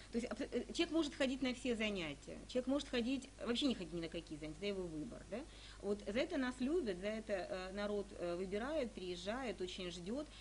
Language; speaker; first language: Russian; native; Russian